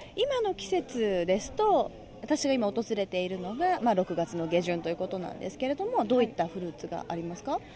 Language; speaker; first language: Japanese; native; Japanese